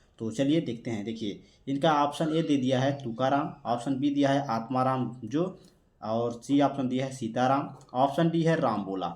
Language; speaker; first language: Hindi; native; Hindi